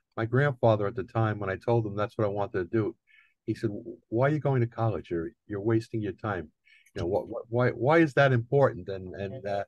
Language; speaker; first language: English; native; English